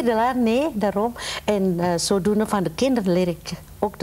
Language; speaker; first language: Dutch; non-native, learner; Indonesian